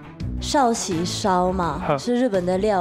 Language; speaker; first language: Chinese; non-native, fluent; Japanese